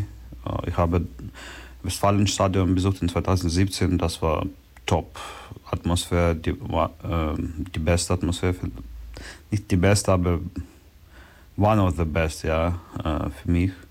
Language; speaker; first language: German; non-native, learner; Ukrainian